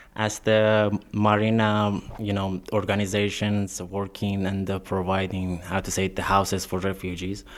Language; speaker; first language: English; non-native, learner; Persian